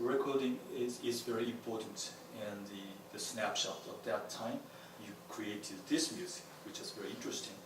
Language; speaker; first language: English; non-native, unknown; Japanese